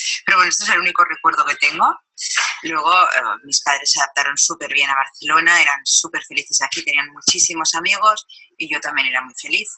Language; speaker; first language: Spanish; native; Spanish